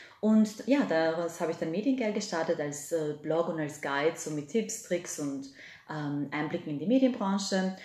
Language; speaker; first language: German; early bilingual, other home language; Serbian